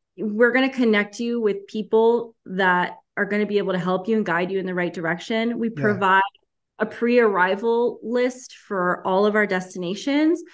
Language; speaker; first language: English; early bilingual, heritage; Spanish